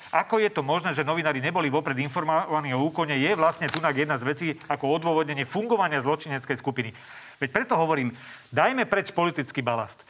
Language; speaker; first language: Slovak; native; Slovak